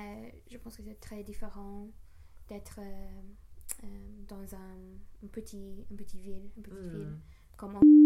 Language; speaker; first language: French; non-native, learner; English